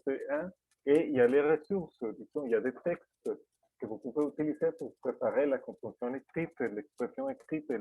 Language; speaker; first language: French; non-native, fluent; Spanish